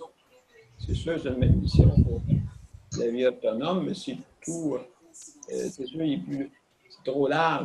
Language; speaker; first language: French; native; French